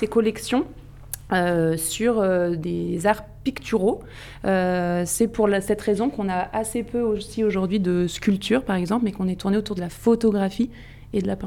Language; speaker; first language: French; native; French